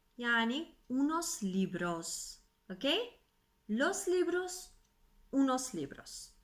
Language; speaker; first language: Spanish; non-native, fluent; Turkish